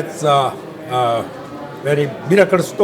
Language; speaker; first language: English; non-native, learner; Korean